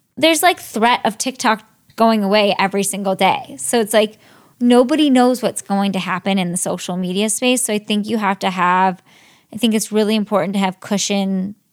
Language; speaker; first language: English; native; English